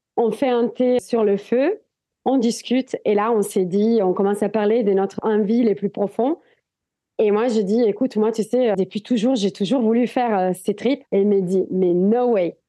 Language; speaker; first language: French; non-native, fluent; Italian